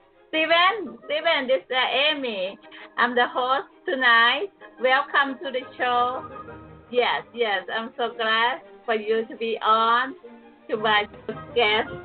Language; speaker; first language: English; non-native, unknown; Thai